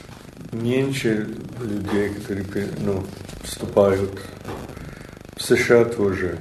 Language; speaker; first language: Russian; non-native, fluent; English